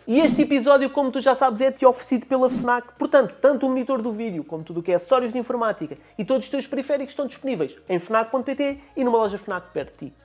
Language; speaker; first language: Portuguese; native; Portuguese